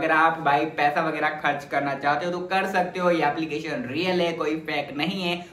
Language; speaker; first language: Hindi; native; Hindi